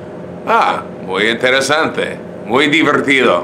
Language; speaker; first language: Spanish; non-native, fluent; English